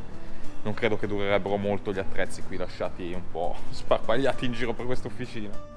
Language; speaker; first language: Italian; native; Italian